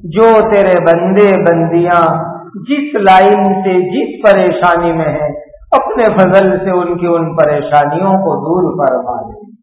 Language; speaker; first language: Urdu; native; Urdu